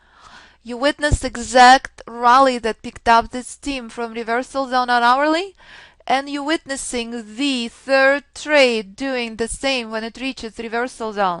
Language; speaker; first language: English; non-native, fluent; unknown